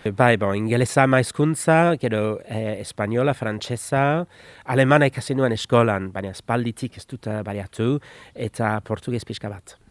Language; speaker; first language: Basque; non-native, fluent; English